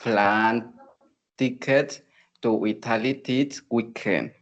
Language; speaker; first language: English; non-native, learner; Spanish